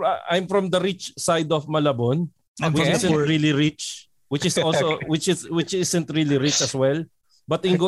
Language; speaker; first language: English; non-native, local second language; Filipino